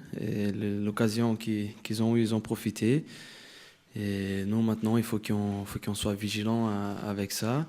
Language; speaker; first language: French; non-native, fluent; Portuguese